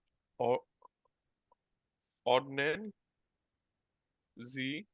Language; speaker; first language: German; non-native, learner; Bangla